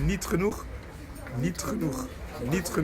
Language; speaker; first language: Dutch; non-native, learner; French